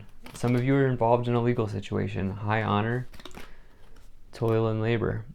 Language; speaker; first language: English; native; English